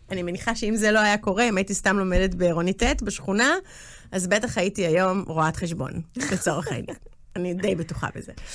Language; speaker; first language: Hebrew; early bilingual, other home language; English